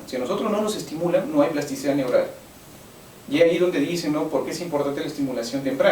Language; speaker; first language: Spanish; native; Spanish